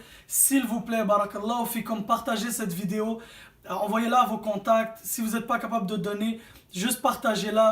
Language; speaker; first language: French; native; French